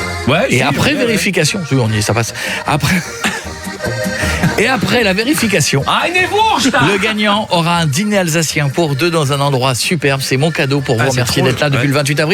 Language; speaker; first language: French; native; French